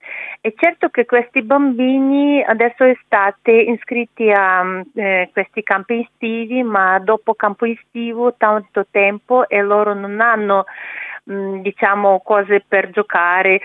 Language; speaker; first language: Italian; non-native, learner; Ukrainian